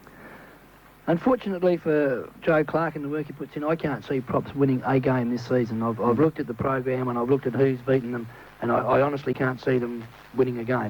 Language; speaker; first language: English; native; English